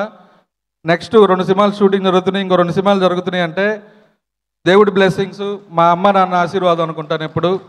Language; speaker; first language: Telugu; native; Telugu